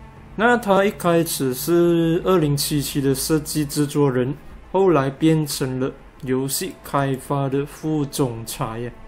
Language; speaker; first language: Chinese; native; Chinese